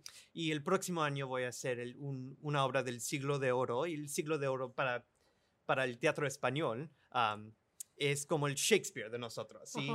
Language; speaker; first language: Spanish; early bilingual, other home language; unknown